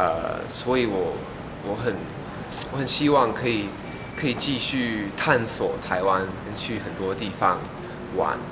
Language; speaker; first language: Chinese; non-native, fluent; English